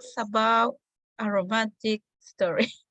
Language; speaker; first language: English; non-native, learner; Spanish